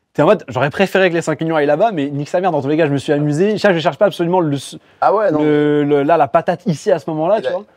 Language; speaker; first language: French; native; French